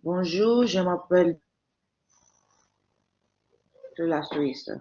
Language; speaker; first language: French; non-native, learner; Spanish